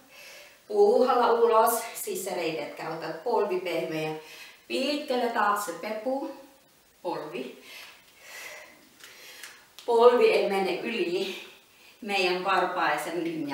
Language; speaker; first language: Finnish; non-native, learner; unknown